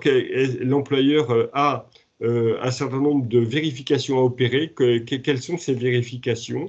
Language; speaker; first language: French; native; French